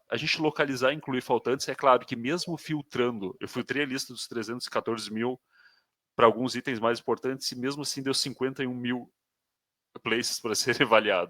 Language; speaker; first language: Portuguese; native; Portuguese